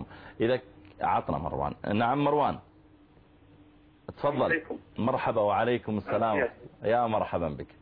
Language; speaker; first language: Arabic; native; Arabic